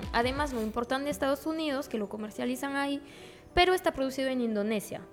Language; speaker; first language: Spanish; non-native, fluent; French